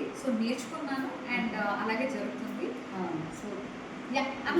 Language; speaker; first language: Telugu; non-native, local second language; Kannada